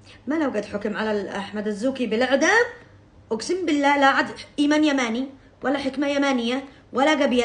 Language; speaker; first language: Arabic; native; Arabic